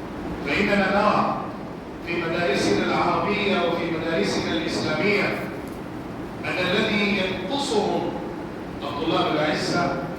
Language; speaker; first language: Arabic; non-native, fluent; Urdu